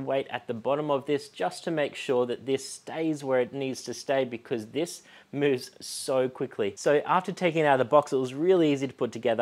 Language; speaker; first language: English; native; English